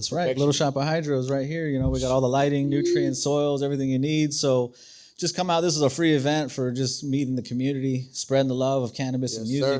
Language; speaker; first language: English; native; English